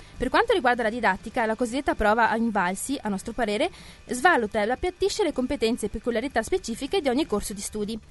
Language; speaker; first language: Italian; native; Italian